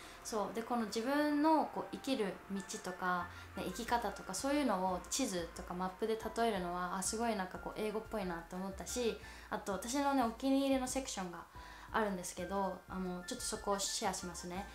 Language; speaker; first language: Japanese; native; Japanese